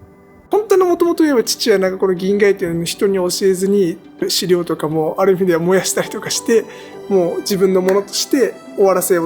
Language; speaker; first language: Japanese; native; Japanese